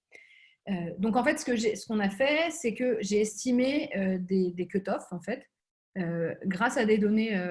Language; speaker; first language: French; native; French